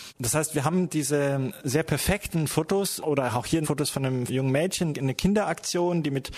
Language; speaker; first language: German; native; German